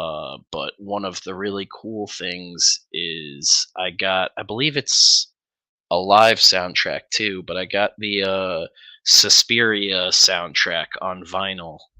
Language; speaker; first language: English; native; English